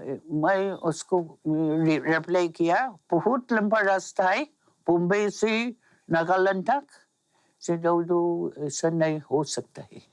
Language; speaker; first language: Hindi; non-native, local second language; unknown